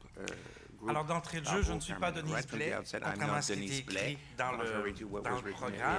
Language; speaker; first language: French; native; French